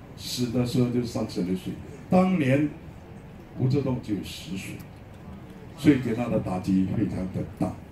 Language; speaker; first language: Chinese; native; Chinese